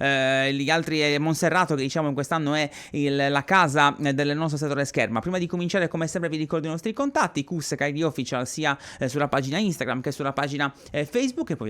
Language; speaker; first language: Italian; native; Italian